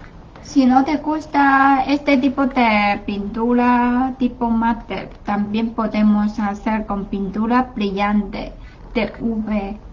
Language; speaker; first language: Spanish; non-native, learner; Chinese